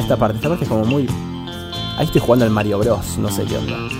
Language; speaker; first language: Spanish; native; Spanish